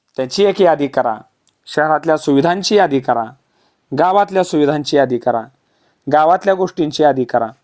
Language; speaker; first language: Marathi; native; Marathi